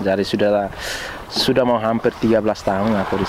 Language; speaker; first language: Indonesian; non-native, local second language; Tetum